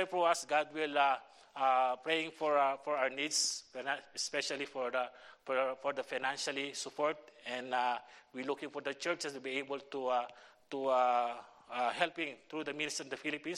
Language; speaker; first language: English; non-native, local second language; Filipino